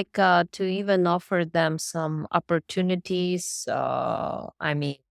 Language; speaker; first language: English; non-native, learner; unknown